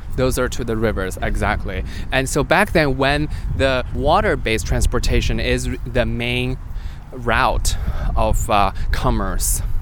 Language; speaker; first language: English; non-native, fluent; Chinese